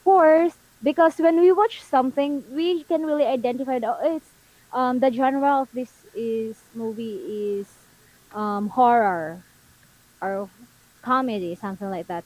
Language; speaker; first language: English; non-native, local second language; Filipino